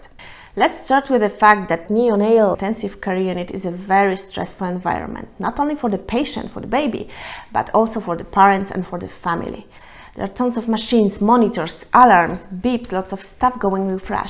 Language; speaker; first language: English; non-native, fluent; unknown